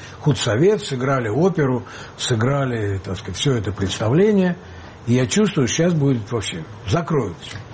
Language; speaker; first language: Russian; native; Russian